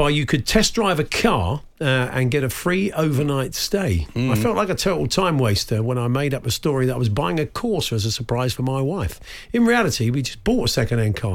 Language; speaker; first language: English; native; English